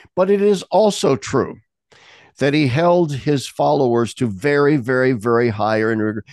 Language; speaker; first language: English; native; English